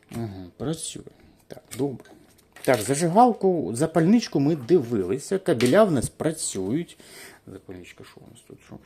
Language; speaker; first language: Ukrainian; non-native, local second language; Russian